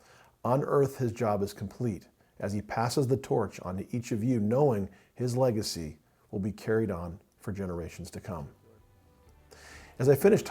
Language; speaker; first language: English; native; English